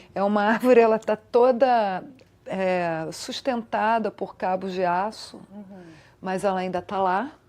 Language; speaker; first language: Portuguese; early bilingual, other home language; Italian